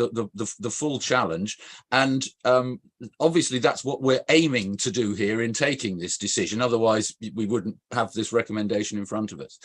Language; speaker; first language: English; native; English